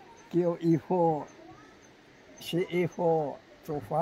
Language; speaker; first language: Chinese; non-native, local second language; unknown